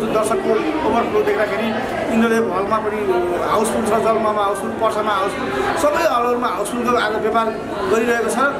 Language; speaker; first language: Nepali; native; Nepali